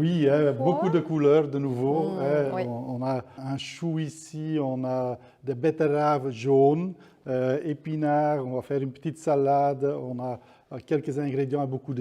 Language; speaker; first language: French; non-native, fluent; Dutch